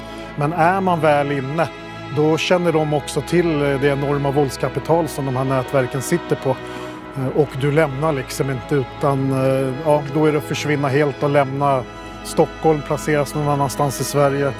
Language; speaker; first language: Swedish; native; Swedish